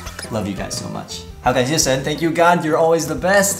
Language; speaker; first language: English; early bilingual, other home language; Chinese